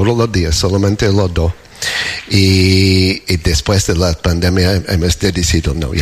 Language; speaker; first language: Spanish; non-native, fluent; English